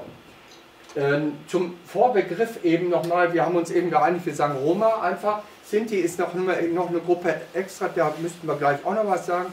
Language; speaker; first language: German; native; German